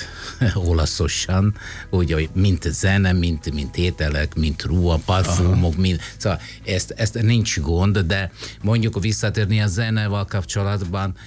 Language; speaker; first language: Hungarian; non-native, fluent; Italian